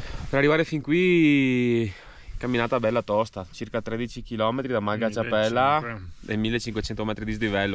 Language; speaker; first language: Italian; native; Italian